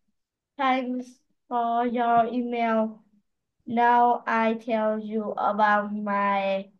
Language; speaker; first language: English; non-native, learner; Vietnamese